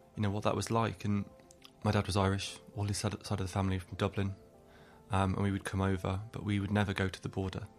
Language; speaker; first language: English; native; English